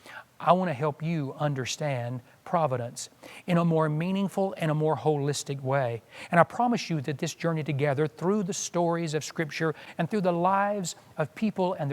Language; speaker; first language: English; native; English